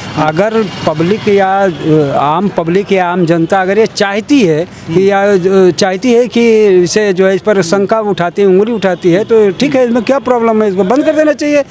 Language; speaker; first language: Hindi; native; Hindi